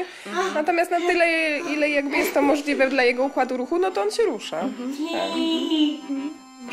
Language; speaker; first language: Polish; native; Polish